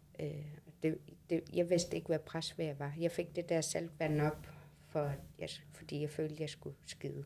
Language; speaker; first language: Danish; non-native, local second language; Kalaallisut